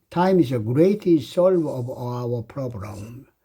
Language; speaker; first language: English; non-native, fluent; Korean